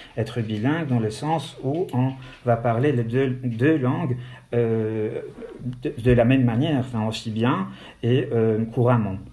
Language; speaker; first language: French; non-native, fluent; Polish